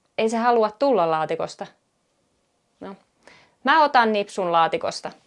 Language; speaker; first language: Finnish; native; Finnish